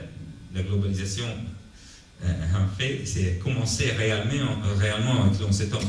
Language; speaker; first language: French; non-native, fluent; Italian